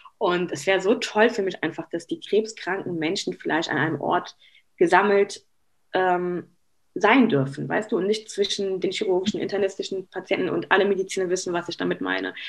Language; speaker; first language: German; early bilingual, other home language; Arabic